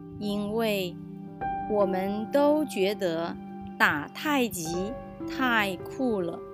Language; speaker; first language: Chinese; early bilingual, heritage; English